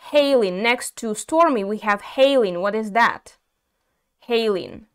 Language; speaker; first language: English; non-native, fluent; Ukrainian